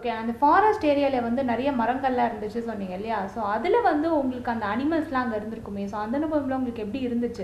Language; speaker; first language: Tamil; native; Tamil